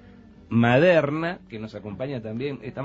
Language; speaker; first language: Spanish; native; Spanish